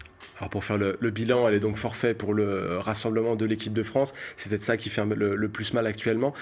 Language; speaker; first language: French; native; French